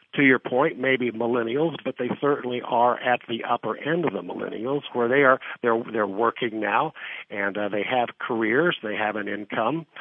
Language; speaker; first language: English; native; English